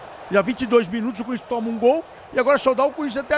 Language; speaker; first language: Portuguese; native; Portuguese